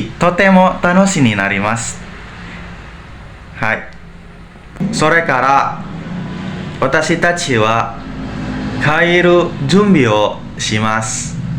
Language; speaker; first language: Japanese; non-native, learner; Indonesian